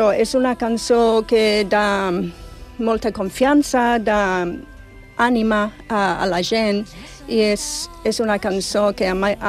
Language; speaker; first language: Catalan; non-native, fluent; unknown